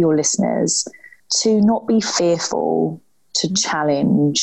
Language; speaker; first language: English; native; English